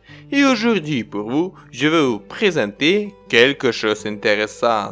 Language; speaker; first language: French; non-native, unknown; Ukrainian